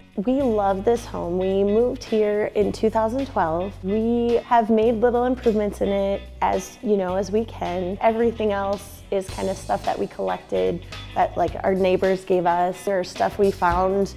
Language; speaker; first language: English; native; English